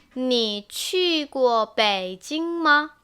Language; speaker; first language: Chinese; non-native, fluent; Korean